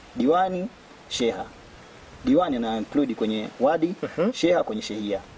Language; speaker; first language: Swahili; native; Swahili